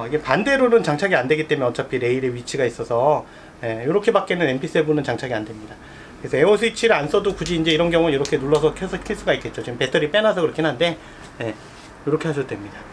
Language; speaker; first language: Korean; native; Korean